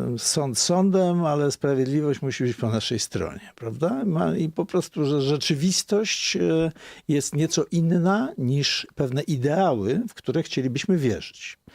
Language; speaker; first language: Polish; native; Polish